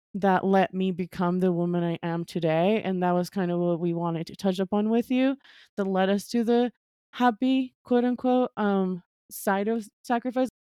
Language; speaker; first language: English; non-native, fluent; Spanish